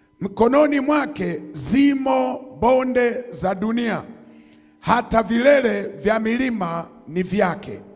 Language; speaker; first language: Swahili; native; Swahili